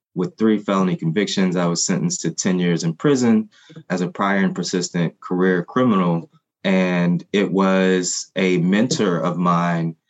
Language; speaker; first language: English; non-native, fluent; Haitian Creole